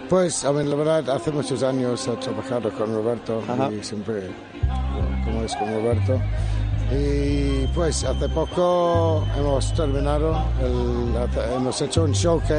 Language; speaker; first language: Spanish; non-native, fluent; English